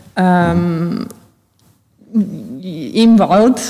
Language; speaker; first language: German; early bilingual, other home language; Bosnian